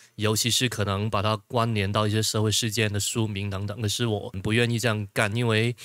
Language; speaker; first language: Chinese; non-native, local second language; Cantonese